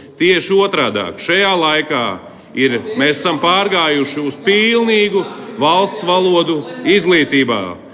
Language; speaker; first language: Latvian; native; Latvian